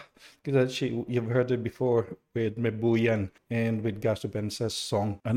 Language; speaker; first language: English; non-native, local second language; Cebuano